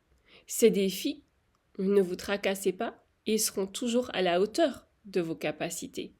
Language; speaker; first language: French; native; French